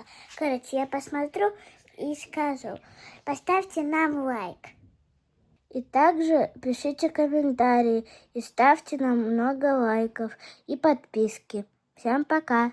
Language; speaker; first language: Russian; early bilingual, other home language; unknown